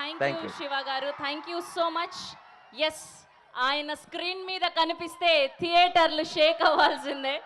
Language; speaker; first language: Telugu; native; Telugu